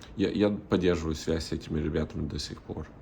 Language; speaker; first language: Russian; early bilingual, heritage; Russian